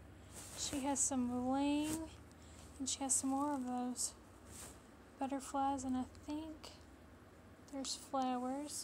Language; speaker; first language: English; native; English